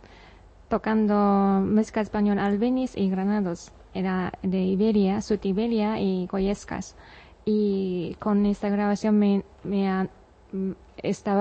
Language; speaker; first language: Spanish; non-native, learner; Japanese